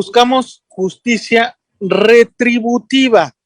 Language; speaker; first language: Spanish; native; Spanish